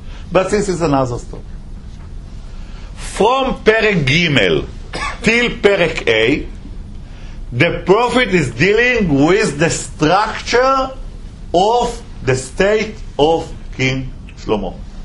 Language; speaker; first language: English; non-native, fluent; Hebrew